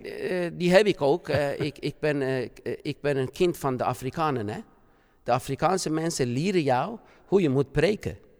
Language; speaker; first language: Dutch; non-native, fluent; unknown